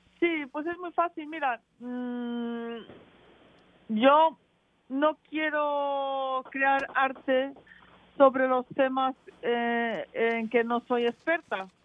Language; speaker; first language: Spanish; early bilingual, heritage; Spanish